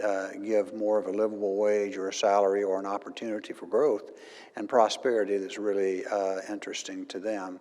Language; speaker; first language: English; native; English